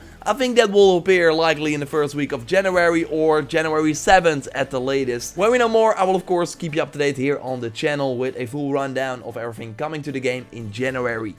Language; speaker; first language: English; non-native, fluent; Dutch